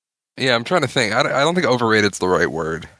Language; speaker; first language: English; native; English